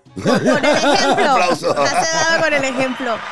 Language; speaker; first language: Spanish; native; Spanish